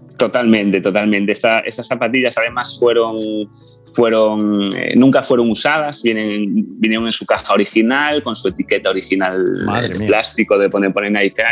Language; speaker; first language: Spanish; native; Spanish